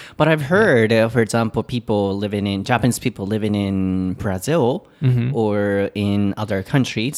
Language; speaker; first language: English; non-native, learner; Japanese